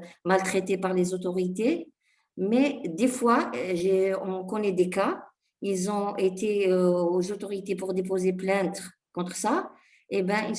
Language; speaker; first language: French; non-native, fluent; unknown